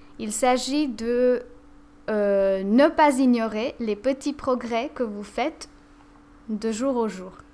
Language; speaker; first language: French; non-native, fluent; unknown